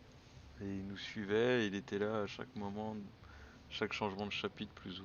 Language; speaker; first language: French; native; French